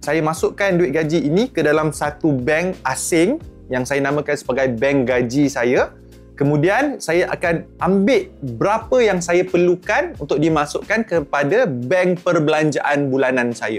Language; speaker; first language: Malay; native; Malay